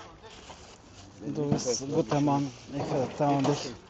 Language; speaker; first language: German; non-native, learner; Bulgarian